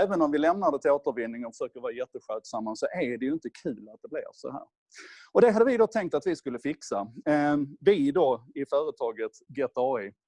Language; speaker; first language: Swedish; native; Swedish